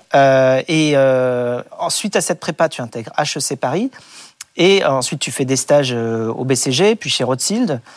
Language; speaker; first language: French; native; French